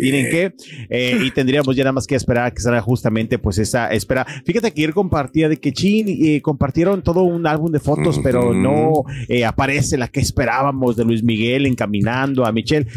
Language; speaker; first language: Spanish; native; Spanish